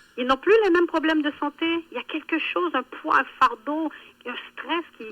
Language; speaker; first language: French; early bilingual, other home language; Haitian Creole